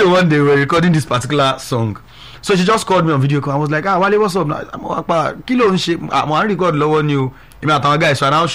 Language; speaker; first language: English; non-native, local second language; Yoruba